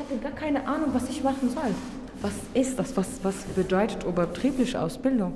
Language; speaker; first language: German; non-native, learner; Arabic